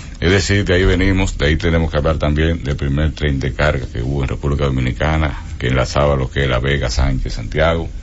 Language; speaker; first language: Spanish; native; Spanish